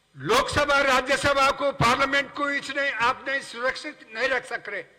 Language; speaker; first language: Hindi; non-native, local second language; Telugu